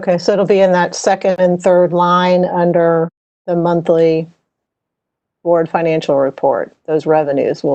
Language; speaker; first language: English; native; English